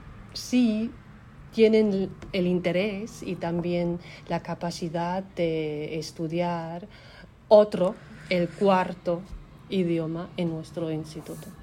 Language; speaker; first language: Spanish; non-native, fluent; German